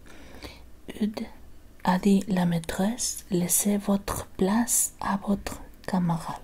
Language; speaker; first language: French; non-native, learner; Spanish